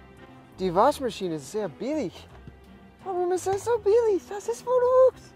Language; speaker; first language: German; non-native, learner; English